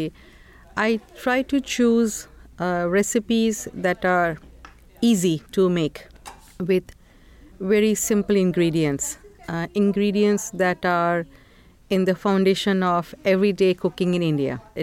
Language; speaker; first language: English; non-native, local second language; Hindi